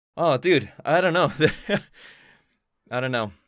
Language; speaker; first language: English; non-native, fluent; Korean